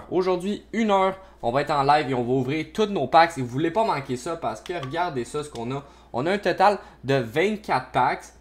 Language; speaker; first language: French; native; French